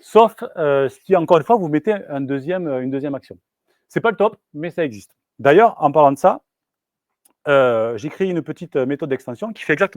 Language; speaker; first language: French; native; French